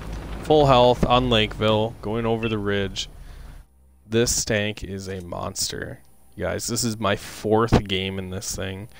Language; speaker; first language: English; native; English